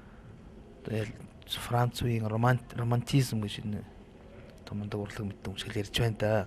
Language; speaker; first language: Mongolian; native; Mongolian